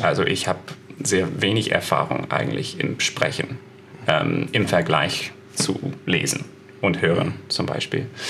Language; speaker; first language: German; non-native, fluent; English